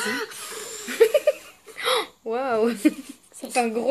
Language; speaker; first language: French; native; French